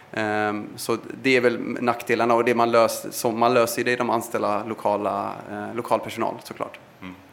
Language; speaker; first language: Swedish; early bilingual, other home language; Persian